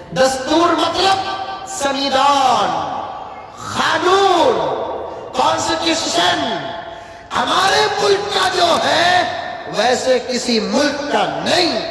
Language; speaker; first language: Urdu; native; Urdu